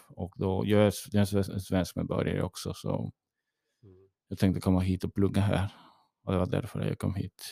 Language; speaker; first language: Swedish; early bilingual, heritage; English